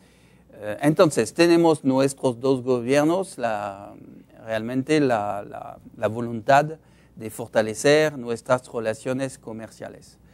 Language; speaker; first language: Spanish; non-native, fluent; French